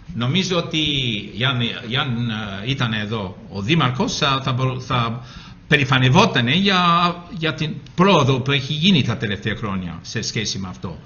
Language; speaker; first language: Greek; early bilingual, heritage; Greek